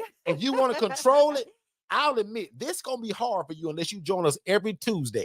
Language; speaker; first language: English; native; English